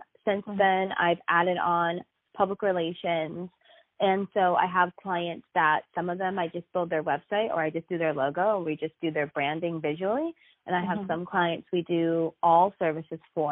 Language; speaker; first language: English; native; English